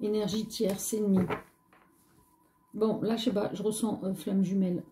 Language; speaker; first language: French; native; French